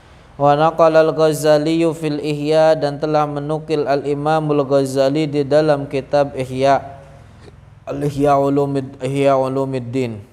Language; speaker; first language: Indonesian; native; Indonesian